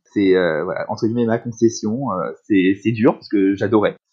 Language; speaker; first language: French; native; French